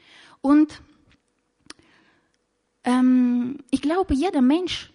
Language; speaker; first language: German; non-native, fluent; Russian